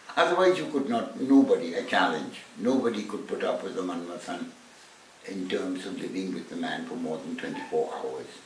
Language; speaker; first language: English; non-native, local second language; Hindi